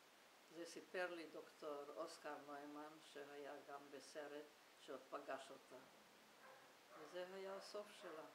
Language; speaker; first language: Hebrew; non-native, fluent; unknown